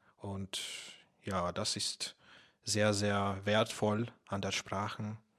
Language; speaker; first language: German; non-native, fluent; Russian